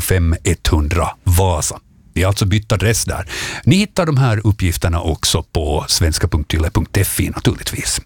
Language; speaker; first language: Swedish; native; Swedish